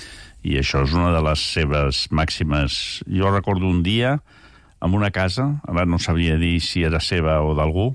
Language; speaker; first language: Catalan; native; Catalan